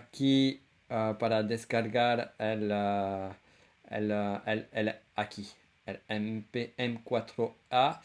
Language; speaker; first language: Spanish; non-native, fluent; French